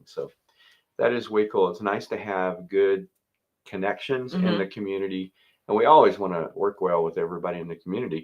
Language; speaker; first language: English; native; English